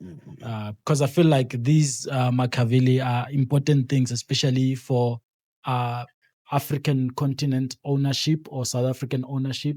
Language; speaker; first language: English; non-native, local second language; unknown